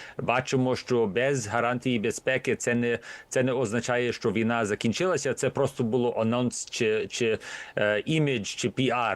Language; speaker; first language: Ukrainian; early bilingual, heritage; Ukrainian